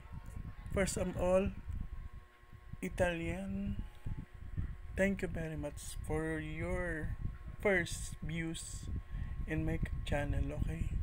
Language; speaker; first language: English; non-native, learner; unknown